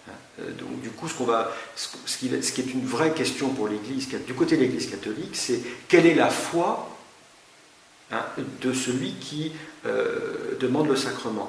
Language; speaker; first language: French; native; French